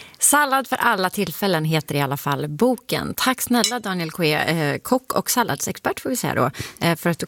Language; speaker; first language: Swedish; native; Swedish